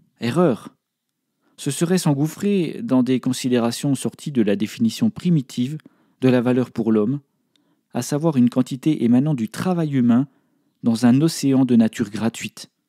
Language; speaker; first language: French; native; French